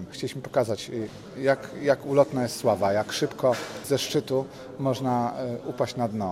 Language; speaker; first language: Polish; native; Polish